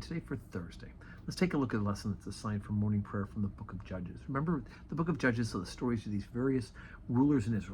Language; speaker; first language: English; native; English